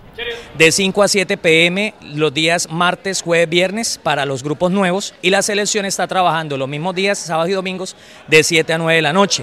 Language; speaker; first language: Spanish; native; Spanish